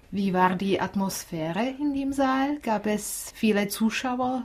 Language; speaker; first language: German; non-native, fluent; Czech